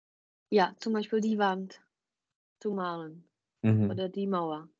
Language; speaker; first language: German; non-native, fluent; Czech